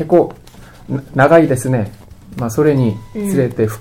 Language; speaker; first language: Japanese; non-native, fluent; Korean